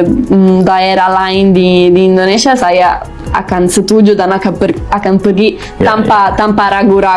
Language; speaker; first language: Indonesian; non-native, fluent; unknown